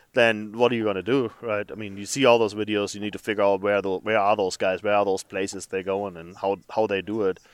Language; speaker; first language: English; non-native, fluent; German